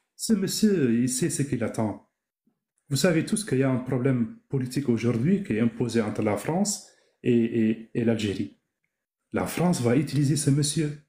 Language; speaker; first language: French; non-native, local second language; Arabic